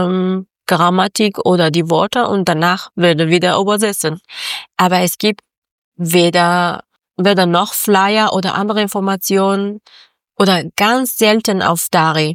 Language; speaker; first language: German; non-native, learner; Persian